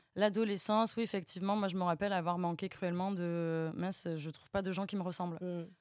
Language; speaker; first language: French; native; French